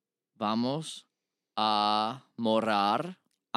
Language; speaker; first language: Spanish; non-native, learner; English